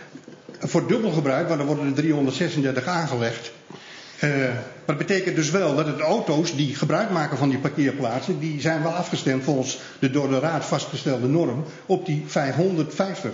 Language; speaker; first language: Dutch; native; Dutch